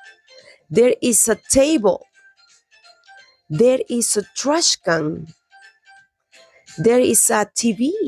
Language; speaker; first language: English; non-native, fluent; Spanish